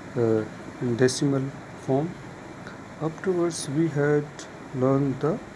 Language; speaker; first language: English; non-native, local second language; Hindi